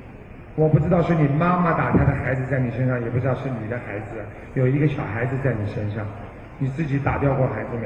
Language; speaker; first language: Chinese; native; Chinese